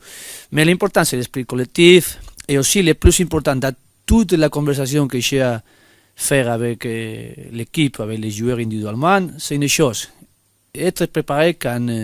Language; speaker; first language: French; non-native, learner; Spanish